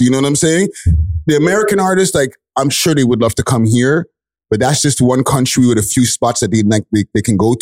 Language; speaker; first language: English; native; English